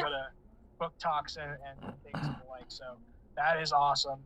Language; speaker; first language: English; native; English